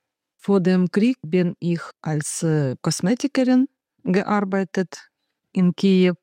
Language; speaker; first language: German; non-native, learner; Ukrainian